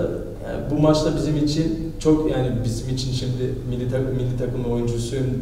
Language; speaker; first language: Turkish; early bilingual, heritage; Turkish